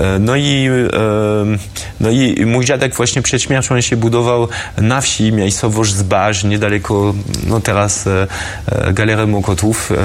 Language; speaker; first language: Polish; non-native, fluent; French